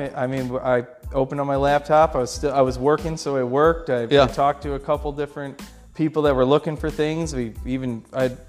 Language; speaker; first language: English; native; English